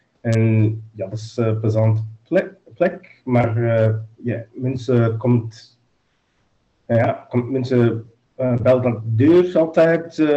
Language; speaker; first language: Dutch; non-native, learner; English